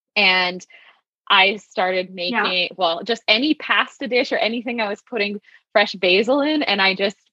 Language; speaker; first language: English; native; English